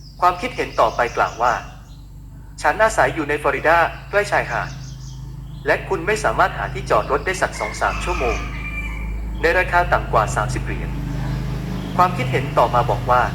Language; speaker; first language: Thai; native; Thai